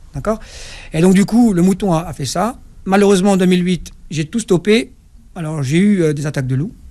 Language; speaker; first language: French; non-native, local second language; Kabyle